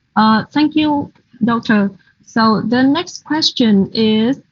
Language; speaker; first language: English; non-native, fluent; Vietnamese